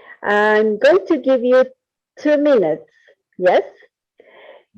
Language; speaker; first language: English; non-native, fluent; Spanish